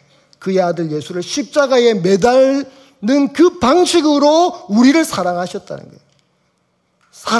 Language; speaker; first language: Korean; native; Korean